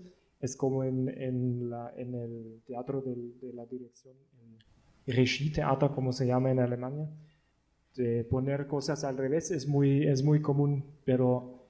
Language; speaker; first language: Spanish; non-native, learner; German